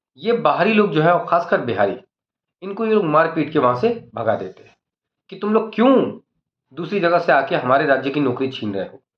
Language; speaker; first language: Hindi; native; Hindi